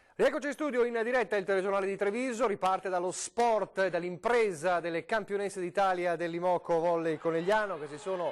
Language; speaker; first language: Italian; native; Italian